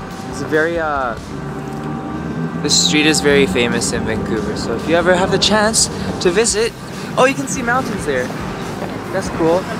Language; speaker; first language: English; early bilingual, other home language; Korean